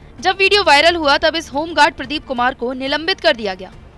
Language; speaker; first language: Hindi; native; Hindi